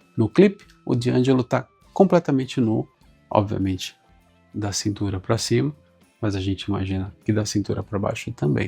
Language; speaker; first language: Portuguese; native; Portuguese